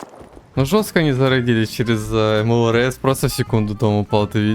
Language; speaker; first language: Russian; native; Russian